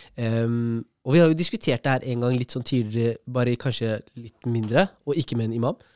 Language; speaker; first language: Norwegian; early bilingual, other home language; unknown